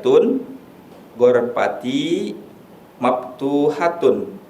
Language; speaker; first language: Arabic; non-native, learner; Indonesian